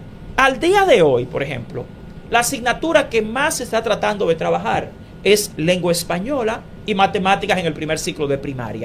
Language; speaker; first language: Spanish; native; Spanish